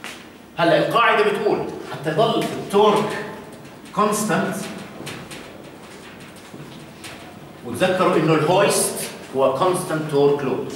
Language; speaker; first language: Arabic; native; Arabic